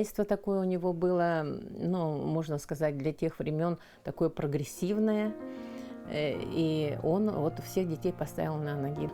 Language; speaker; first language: Russian; non-native, local second language; Yakut